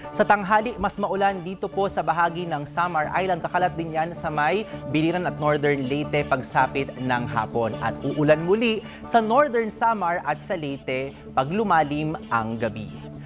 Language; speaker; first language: Filipino; non-native, local second language; Bikol